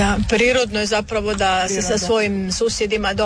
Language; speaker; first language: Serbian; native; Serbian